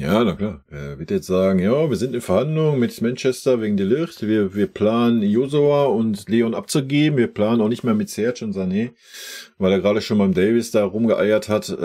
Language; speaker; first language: German; native; German